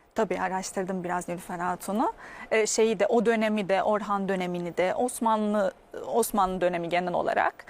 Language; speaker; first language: Turkish; non-native, fluent; Arabic